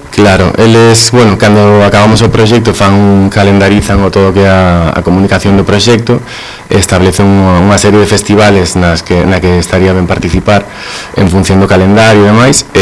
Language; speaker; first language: Galician; non-native, local second language; Spanish